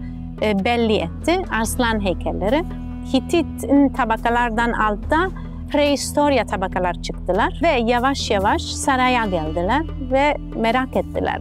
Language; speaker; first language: Turkish; non-native, fluent; Italian